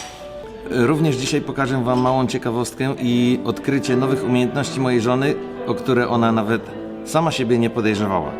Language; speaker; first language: Polish; native; Polish